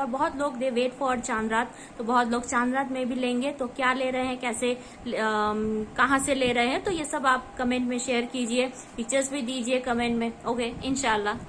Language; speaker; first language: Hindi; non-native, local second language; Bangla